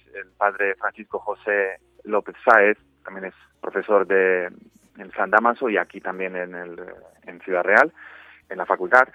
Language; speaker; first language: Spanish; non-native, fluent; Romanian